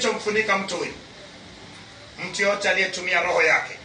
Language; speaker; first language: Swahili; non-native, local second language; Luo (Kenya and Tanzania)